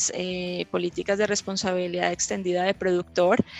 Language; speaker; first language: Spanish; native; Spanish